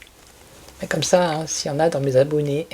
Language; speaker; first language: French; native; French